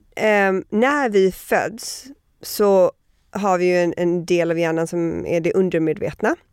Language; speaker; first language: Swedish; early bilingual, heritage; Swedish